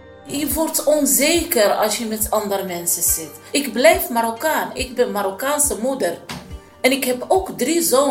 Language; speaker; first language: Dutch; non-native, learner; Arabic